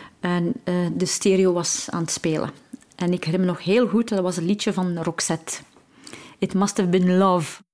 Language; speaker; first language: Dutch; early bilingual, other home language; Arabic